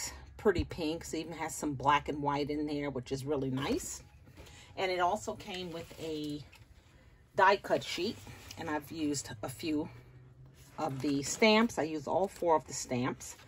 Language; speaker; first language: English; native; English